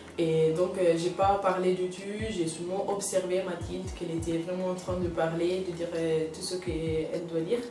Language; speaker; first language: French; non-native, fluent; Italian